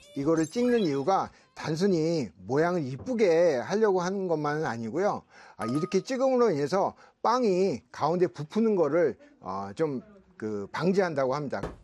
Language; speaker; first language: Korean; native; Korean